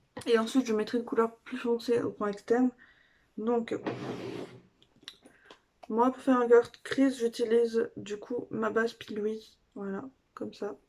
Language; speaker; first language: French; native; French